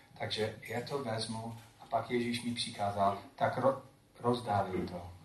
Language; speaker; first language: Czech; non-native, fluent; English